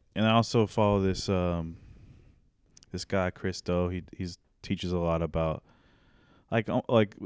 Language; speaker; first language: English; native; English